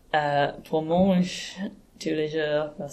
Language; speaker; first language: French; non-native, learner; English